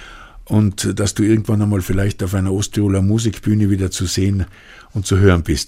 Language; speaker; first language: German; native; German